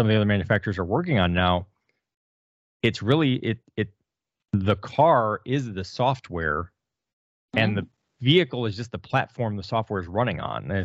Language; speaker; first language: English; native; English